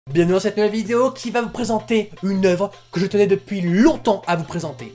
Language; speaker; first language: French; native; French